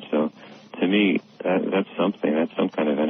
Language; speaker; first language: English; native; English